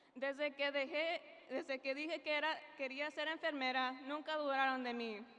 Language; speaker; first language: Spanish; early bilingual, heritage; Spanish